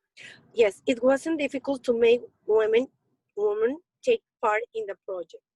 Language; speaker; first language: English; non-native, learner; Spanish